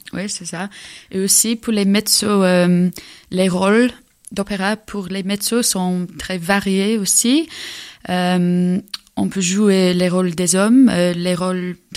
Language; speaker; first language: French; non-native, fluent; English